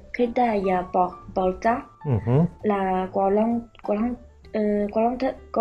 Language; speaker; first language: Italian; non-native, learner; Chinese